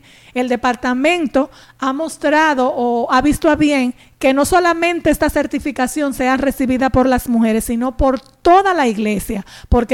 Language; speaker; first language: Spanish; native; Spanish